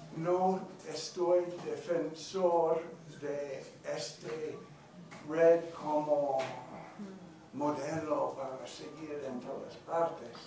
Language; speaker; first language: Spanish; non-native, learner; English